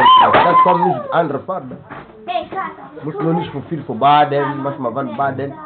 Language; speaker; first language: German; non-native, learner; Lingala